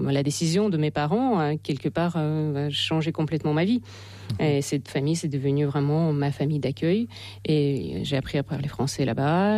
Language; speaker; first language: French; non-native, fluent; Russian